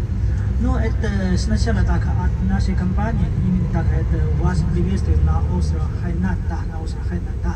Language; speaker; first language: Russian; non-native, learner; Chinese